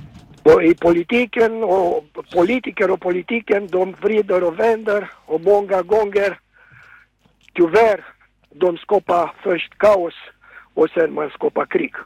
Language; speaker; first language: Swedish; non-native, fluent; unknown